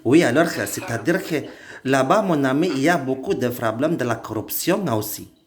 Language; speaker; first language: French; non-native, learner; Indonesian